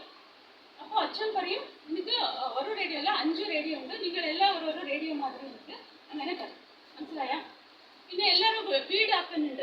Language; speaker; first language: Malayalam; non-native, learner; Kannada